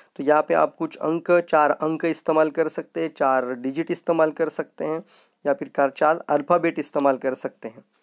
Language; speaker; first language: Hindi; non-native, local second language; Marathi